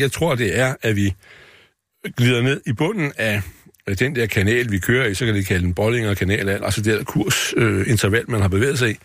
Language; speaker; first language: Danish; native; Danish